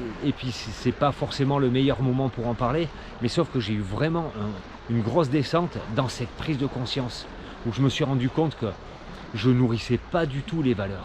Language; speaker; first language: French; native; French